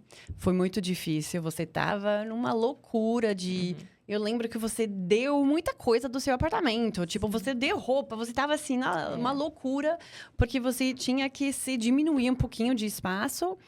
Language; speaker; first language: Portuguese; non-native, fluent; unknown